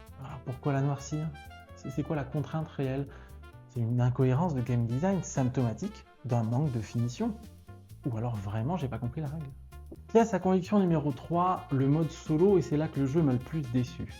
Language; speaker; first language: French; native; French